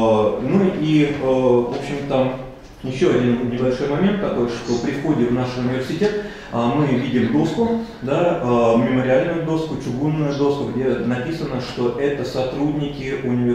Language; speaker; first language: Russian; native; Russian